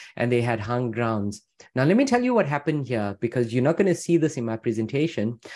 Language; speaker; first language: English; native; English